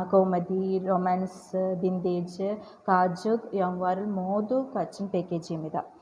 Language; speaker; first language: Korean; non-native, learner; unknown